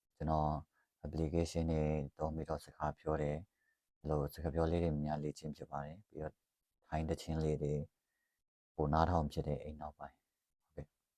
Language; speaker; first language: Burmese; native; Burmese